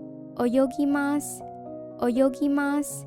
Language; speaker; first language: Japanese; non-native, fluent; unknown